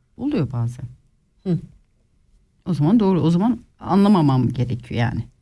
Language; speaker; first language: Turkish; early bilingual, other home language; Swiss German